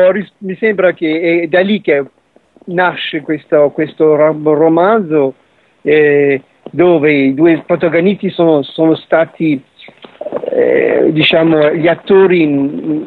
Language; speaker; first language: Italian; early bilingual, heritage; Italian